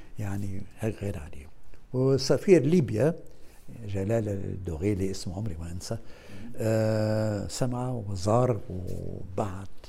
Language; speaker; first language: Arabic; non-native, fluent; German